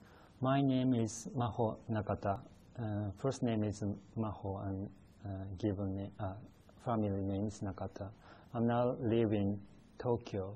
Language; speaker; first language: English; non-native, fluent; Japanese